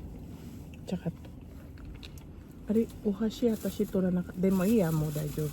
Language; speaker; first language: Japanese; non-native, fluent; Filipino